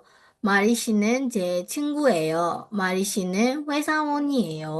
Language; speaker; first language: Korean; non-native, fluent; Burmese